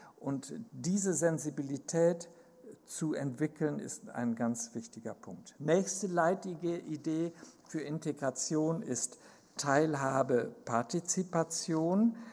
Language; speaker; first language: German; native; German